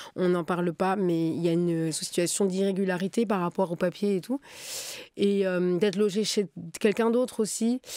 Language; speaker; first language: French; native; French